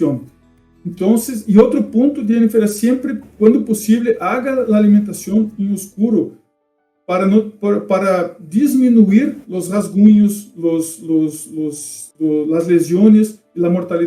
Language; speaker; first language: Spanish; non-native, fluent; Portuguese